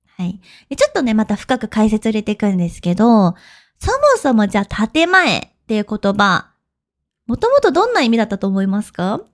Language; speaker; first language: Japanese; native; Japanese